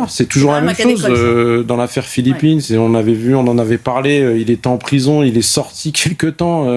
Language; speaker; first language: French; native; French